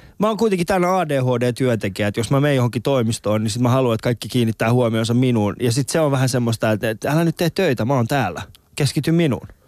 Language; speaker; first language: Finnish; early bilingual, other home language; Persian